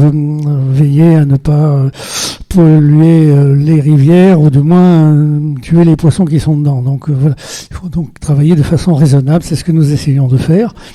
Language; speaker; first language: French; native; French